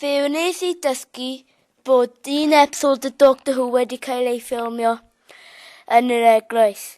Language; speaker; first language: Welsh; non-native, local second language; English